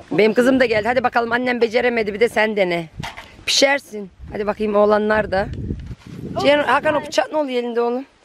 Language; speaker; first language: Turkish; native; Turkish